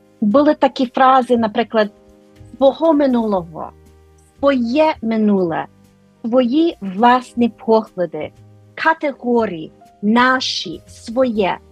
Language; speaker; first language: Ukrainian; non-native, fluent; English